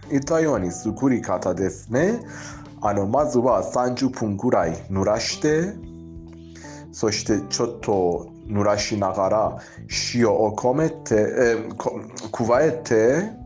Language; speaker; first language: Japanese; non-native, learner; Persian